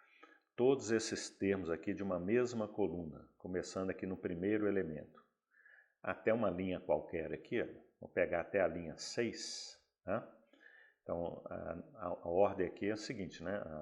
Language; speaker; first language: Portuguese; native; Portuguese